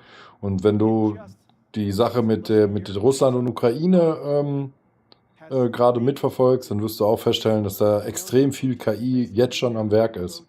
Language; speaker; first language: German; native; German